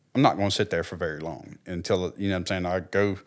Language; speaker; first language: English; native; English